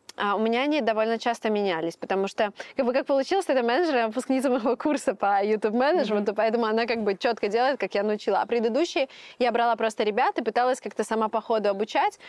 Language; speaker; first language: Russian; native; Russian